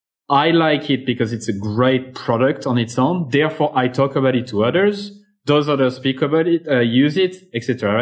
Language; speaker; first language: English; non-native, fluent; French